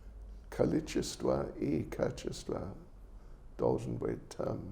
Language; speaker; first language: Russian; non-native, learner; English